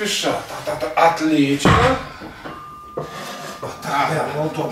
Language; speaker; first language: Russian; native; Russian